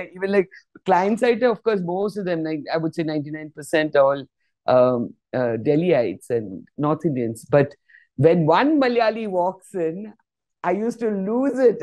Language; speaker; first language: English; non-native, local second language; Malayalam